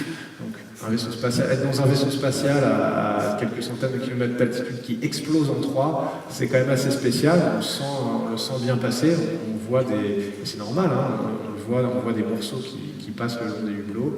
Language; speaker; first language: French; native; French